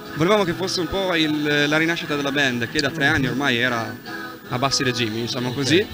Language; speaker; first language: Italian; native; Italian